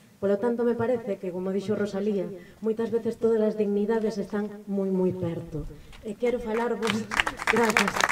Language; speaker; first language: Galician; non-native, local second language; Spanish